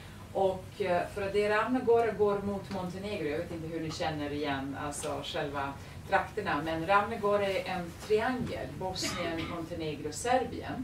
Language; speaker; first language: Swedish; non-native, fluent; Serbian